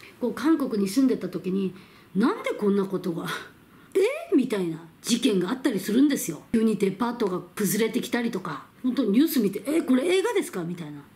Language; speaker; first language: Japanese; non-native, fluent; Korean